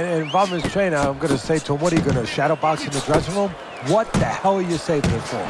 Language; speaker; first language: English; native; English